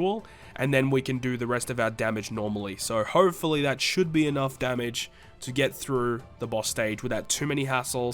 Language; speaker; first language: English; native; English